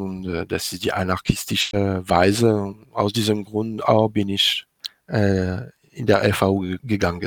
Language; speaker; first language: German; non-native, learner; French